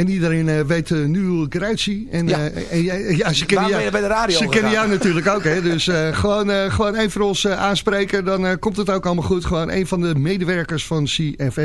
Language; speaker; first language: Dutch; native; Dutch